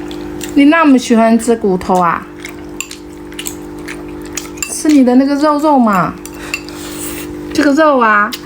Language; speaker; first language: Chinese; non-native, fluent; Indonesian